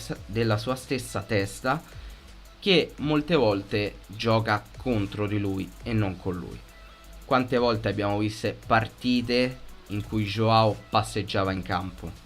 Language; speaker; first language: Italian; native; Italian